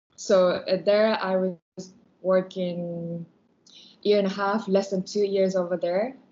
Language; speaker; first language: English; non-native, fluent; Japanese